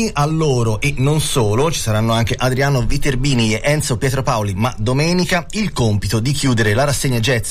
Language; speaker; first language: Italian; native; Italian